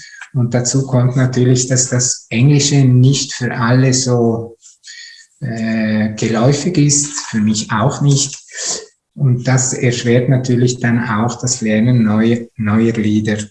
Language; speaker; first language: German; non-native, fluent; Italian